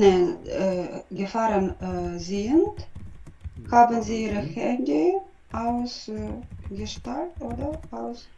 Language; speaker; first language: German; non-native, learner; Ukrainian